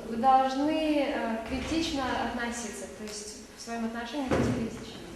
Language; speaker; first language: Russian; native; Russian